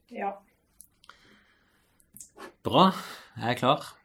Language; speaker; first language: Norwegian; native; Norwegian